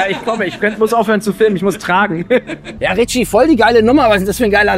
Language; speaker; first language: German; native; German